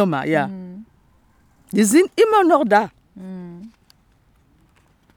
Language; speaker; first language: German; non-native, fluent; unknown